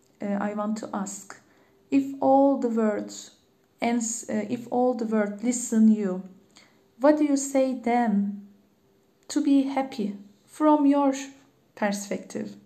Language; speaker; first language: English; non-native, learner; Turkish